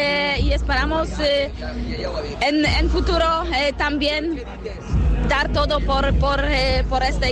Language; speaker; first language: Spanish; non-native, learner; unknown